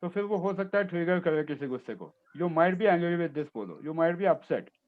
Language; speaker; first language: Hindi; non-native, local second language; Marathi